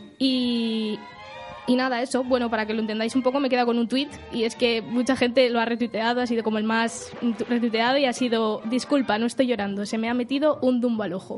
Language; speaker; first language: Spanish; native; Spanish